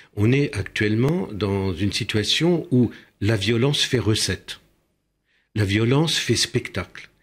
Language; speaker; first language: French; early bilingual, other home language; Romanian